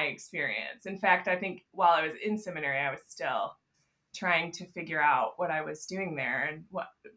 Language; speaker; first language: English; native; English